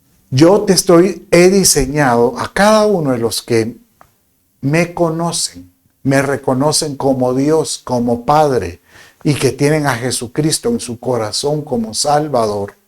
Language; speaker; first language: Spanish; native; Spanish